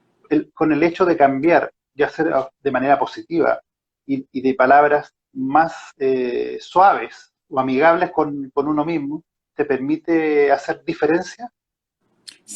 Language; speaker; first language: Spanish; native; Spanish